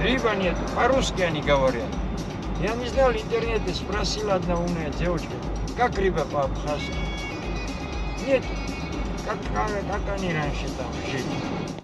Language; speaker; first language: Russian; non-native, learner; Georgian